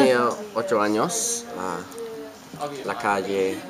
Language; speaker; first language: Spanish; non-native, learner; English